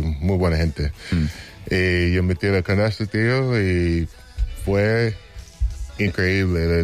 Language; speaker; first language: Spanish; non-native, fluent; English